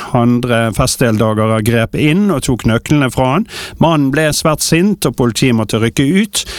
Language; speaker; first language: Norwegian; native; Norwegian